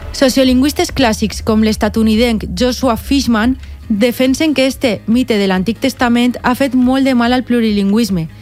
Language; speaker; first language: Catalan; native; Catalan